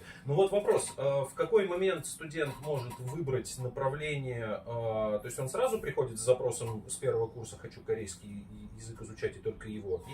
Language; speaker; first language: Russian; native; Russian